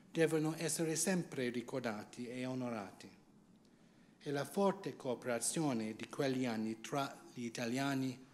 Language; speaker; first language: Italian; non-native, fluent; English